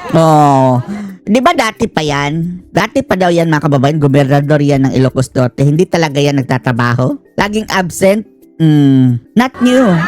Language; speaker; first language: Filipino; native; Filipino